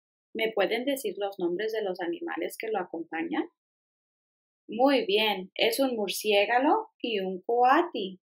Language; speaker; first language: Spanish; early bilingual, heritage; Spanish